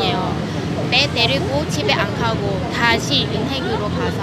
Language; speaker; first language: Korean; non-native, fluent; Vietnamese